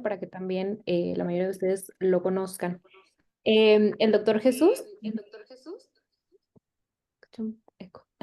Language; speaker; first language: Spanish; native; Spanish